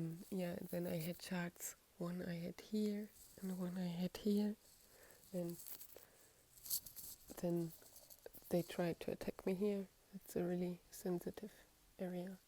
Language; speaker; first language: English; non-native, fluent; German